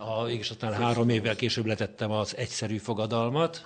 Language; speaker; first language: Hungarian; native; Hungarian